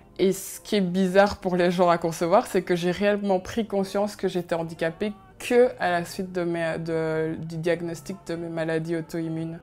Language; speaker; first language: French; early bilingual, other home language; Kinyarwanda